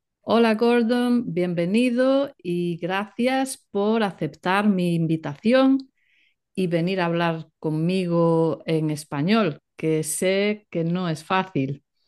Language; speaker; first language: Spanish; native; Spanish